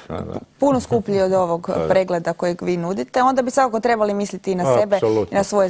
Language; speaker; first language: Croatian; native; Croatian